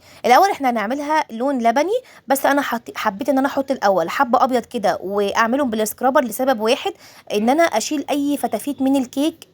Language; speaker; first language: Arabic; native; Arabic